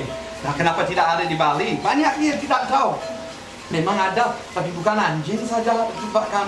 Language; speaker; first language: Indonesian; non-native, fluent; Spanish